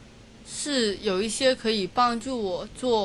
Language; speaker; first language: Chinese; non-native, local second language; Cantonese